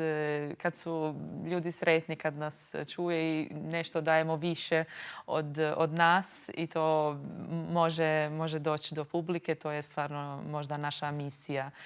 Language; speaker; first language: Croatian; non-native, local second language; Albanian